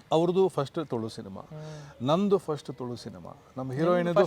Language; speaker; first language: Kannada; non-native, local second language; Tulu